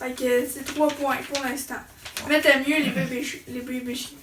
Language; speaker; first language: French; native; French